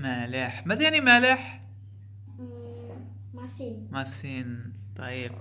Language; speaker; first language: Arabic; non-native, fluent; Malay